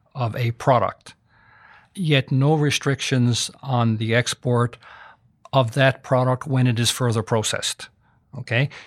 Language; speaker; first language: English; native; English